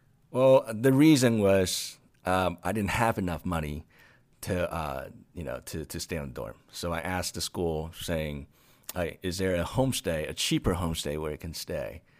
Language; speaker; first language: English; non-native, fluent; Chinese